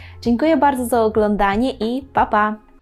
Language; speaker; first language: Polish; non-native, fluent; Ukrainian